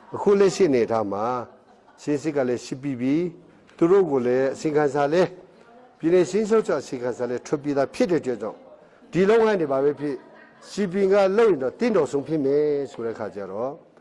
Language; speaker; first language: Burmese; non-native, local second language; Hakha Chin